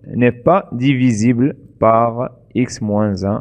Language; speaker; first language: French; non-native, local second language; Arabic